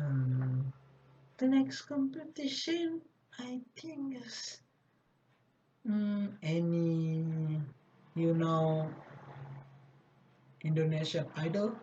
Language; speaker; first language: English; non-native, learner; Indonesian